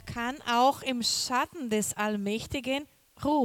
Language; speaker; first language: German; non-native, learner; Portuguese